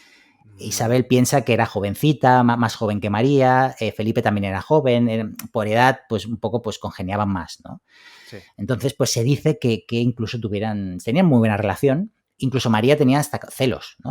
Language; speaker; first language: Spanish; native; Spanish